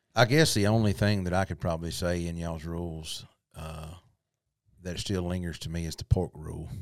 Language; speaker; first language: English; native; English